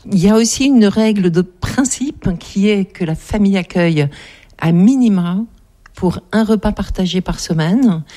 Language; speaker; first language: French; native; French